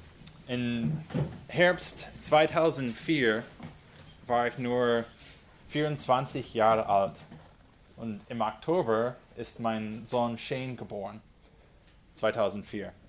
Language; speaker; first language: German; non-native, fluent; English